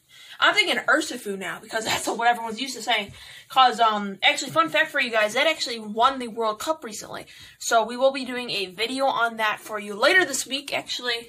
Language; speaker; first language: English; native; English